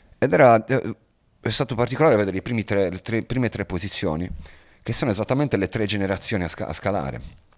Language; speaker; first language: Italian; native; Italian